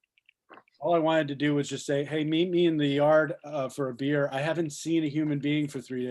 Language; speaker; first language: English; native; English